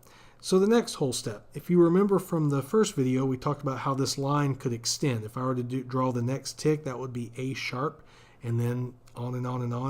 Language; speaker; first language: English; native; English